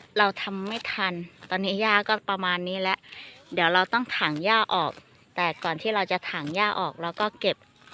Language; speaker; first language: Thai; non-native, local second language; Hmong